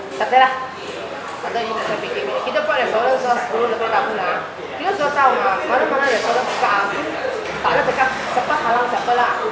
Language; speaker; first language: Malay; non-native, local second language; Chinese